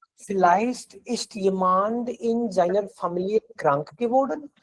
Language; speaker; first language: German; non-native, fluent; Hindi